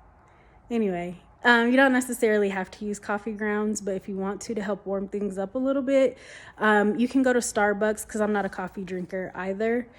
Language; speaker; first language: English; native; English